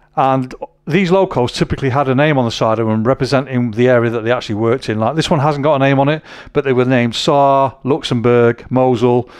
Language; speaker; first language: English; native; English